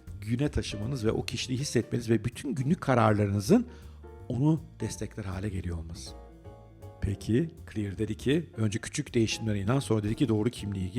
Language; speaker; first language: Turkish; native; Turkish